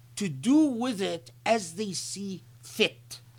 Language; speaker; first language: English; non-native, fluent; Arabic